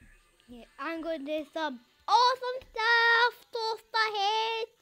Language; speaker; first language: English; native; English